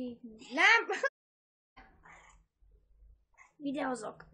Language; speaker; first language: Hungarian; early bilingual, heritage; Hungarian